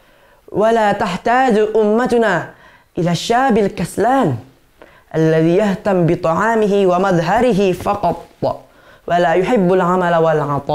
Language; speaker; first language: Arabic; non-native, learner; Indonesian